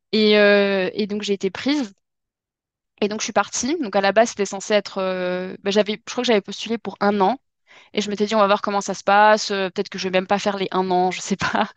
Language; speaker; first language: French; native; French